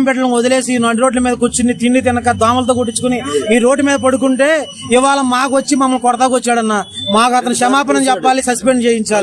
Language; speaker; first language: Telugu; native; Telugu